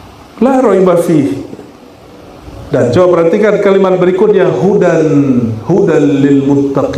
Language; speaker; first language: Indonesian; native; Indonesian